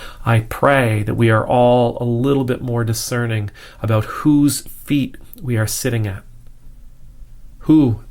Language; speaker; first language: English; native; English